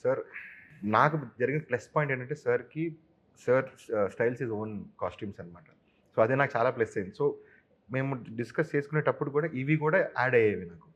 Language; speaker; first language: Telugu; native; Telugu